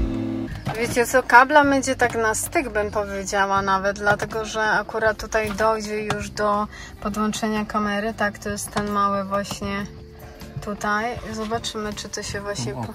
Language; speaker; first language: Polish; native; Polish